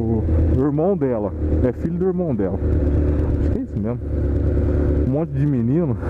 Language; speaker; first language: Portuguese; native; Portuguese